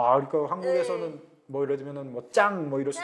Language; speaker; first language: Korean; native; Korean